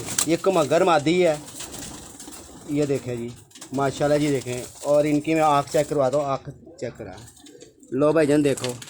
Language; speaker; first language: Hindi; non-native, local second language; Punjabi